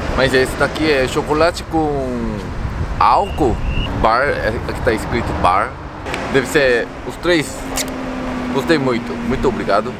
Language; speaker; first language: Portuguese; non-native, learner; Korean